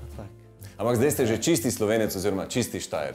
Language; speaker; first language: Slovenian; native; Slovenian